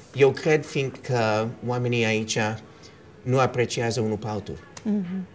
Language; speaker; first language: Romanian; early bilingual, heritage; Romanian